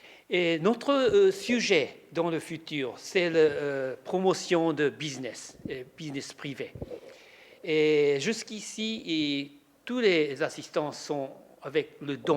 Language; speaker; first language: French; non-native, learner; Japanese